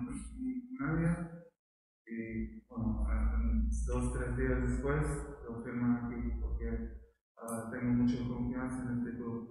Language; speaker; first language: Spanish; non-native, learner; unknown